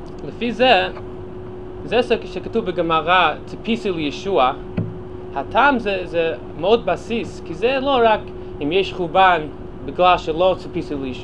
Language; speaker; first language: Hebrew; non-native, fluent; English